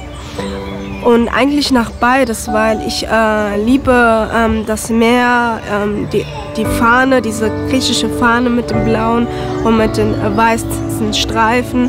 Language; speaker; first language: German; early bilingual, other home language; Greek